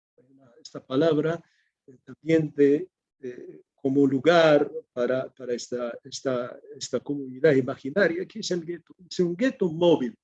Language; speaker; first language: Spanish; non-native, fluent; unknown